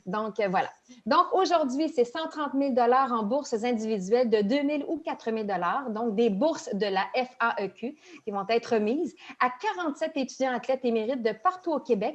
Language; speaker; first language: French; native; French